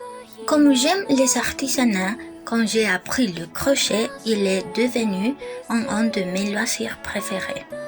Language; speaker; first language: French; non-native, learner; Spanish